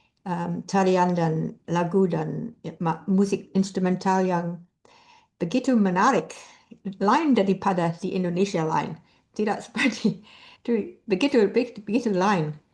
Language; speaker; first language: Indonesian; non-native, fluent; English